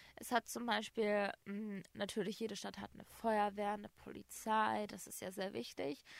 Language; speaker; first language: German; native; German